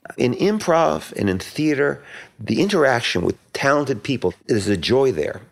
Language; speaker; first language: English; native; English